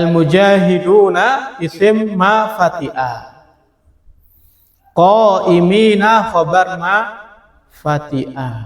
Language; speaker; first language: Arabic; non-native, fluent; Indonesian